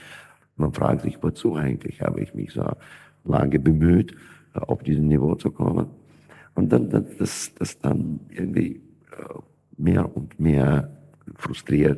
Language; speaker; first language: German; non-native, fluent; Russian